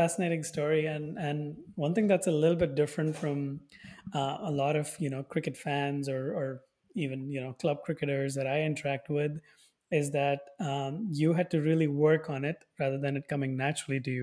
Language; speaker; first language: English; non-native, local second language; Hindi